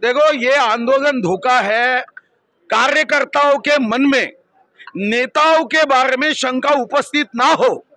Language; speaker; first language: Hindi; non-native, local second language; Marathi